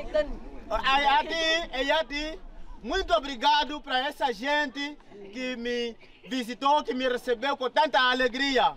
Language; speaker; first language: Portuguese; non-native, learner; Vietnamese